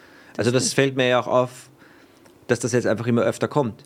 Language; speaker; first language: German; native; German